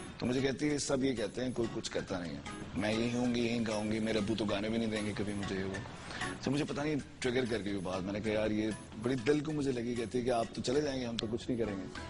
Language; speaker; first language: Urdu; native; Urdu